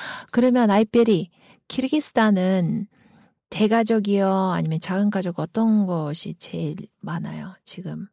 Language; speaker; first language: Korean; non-native, fluent; Kyrgyz